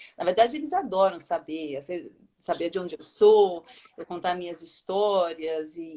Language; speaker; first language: Portuguese; native; Portuguese